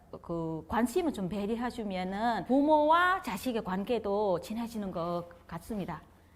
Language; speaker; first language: Korean; non-native, learner; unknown